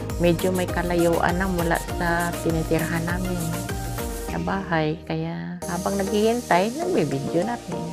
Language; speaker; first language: Filipino; non-native, local second language; Cebuano